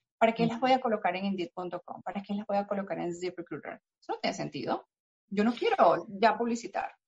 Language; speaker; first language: Spanish; native; Spanish